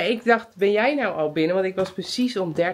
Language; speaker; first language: Dutch; native; Dutch